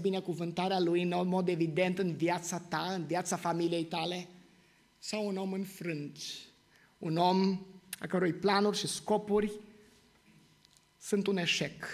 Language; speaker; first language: Romanian; native; Romanian